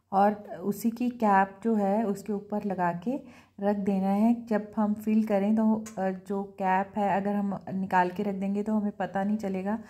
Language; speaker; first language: Hindi; native; Hindi